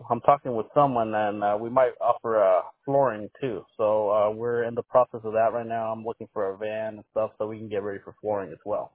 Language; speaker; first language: English; early bilingual, other home language; Spanish